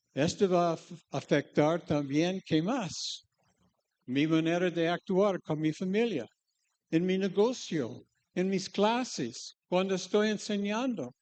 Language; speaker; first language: Spanish; non-native, fluent; English